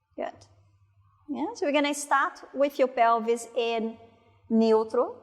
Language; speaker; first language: English; non-native, fluent; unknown